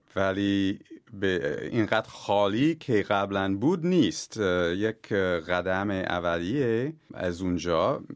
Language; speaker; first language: Persian; non-native, fluent; English